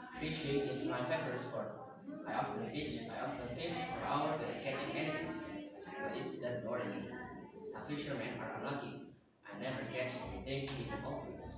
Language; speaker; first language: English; non-native, learner; Indonesian